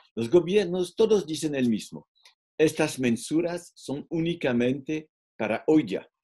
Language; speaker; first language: Spanish; non-native, fluent; French